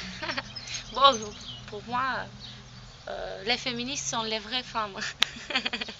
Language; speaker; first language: French; non-native, fluent; Romanian